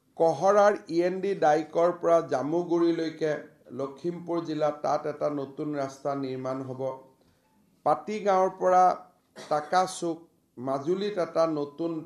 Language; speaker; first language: Assamese; native; Assamese